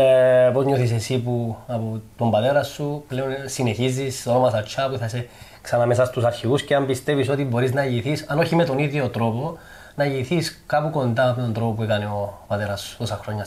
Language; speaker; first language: Greek; native; Greek